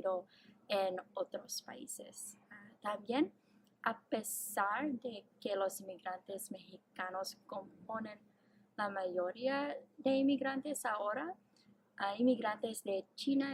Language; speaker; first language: Spanish; non-native, learner; English